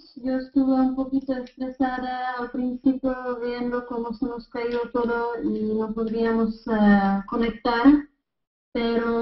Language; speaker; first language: Spanish; non-native, fluent; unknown